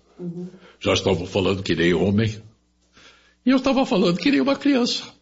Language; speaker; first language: Portuguese; early bilingual, other home language; German